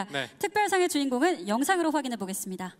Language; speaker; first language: Korean; native; Korean